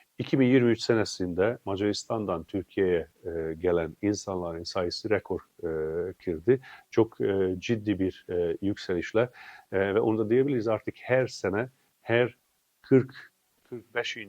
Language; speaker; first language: Turkish; non-native, fluent; Hungarian